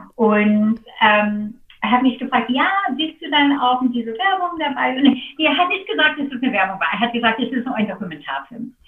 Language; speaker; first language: German; non-native, fluent; English